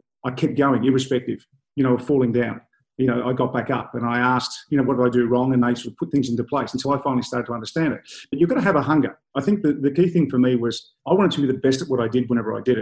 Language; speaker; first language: English; native; English